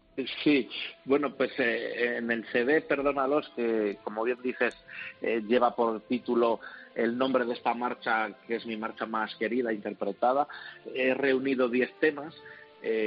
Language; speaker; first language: Spanish; native; Spanish